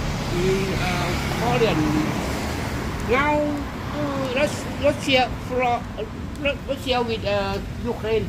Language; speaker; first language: English; non-native, learner; Thai